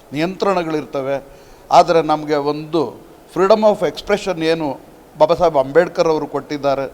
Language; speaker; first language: Kannada; native; Kannada